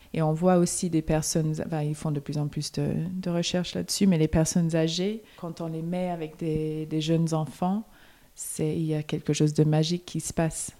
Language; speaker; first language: French; non-native, fluent; English